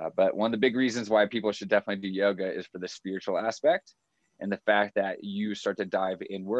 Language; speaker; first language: English; native; English